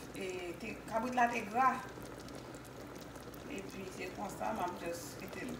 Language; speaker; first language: French; non-native, local second language; Haitian Creole